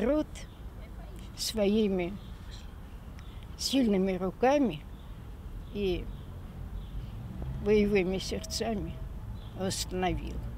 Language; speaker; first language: Russian; native; Russian